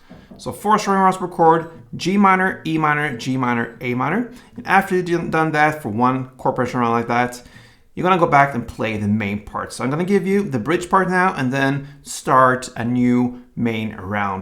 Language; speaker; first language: English; non-native, fluent; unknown